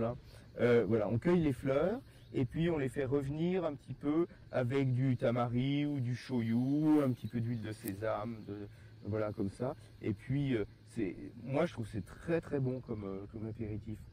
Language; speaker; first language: French; native; French